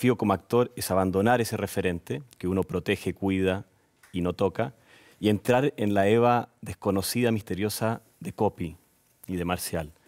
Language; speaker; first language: Spanish; native; Spanish